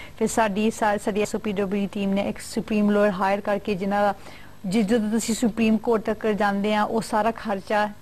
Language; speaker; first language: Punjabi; early bilingual, heritage; Punjabi